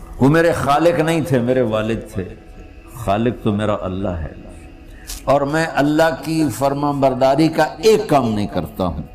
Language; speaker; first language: Urdu; non-native, local second language; Punjabi